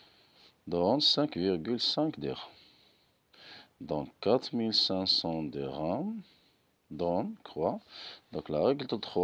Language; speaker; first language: French; non-native, local second language; Arabic